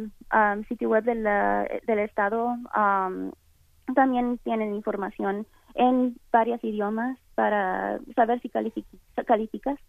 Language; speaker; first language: Spanish; early bilingual, heritage; Spanish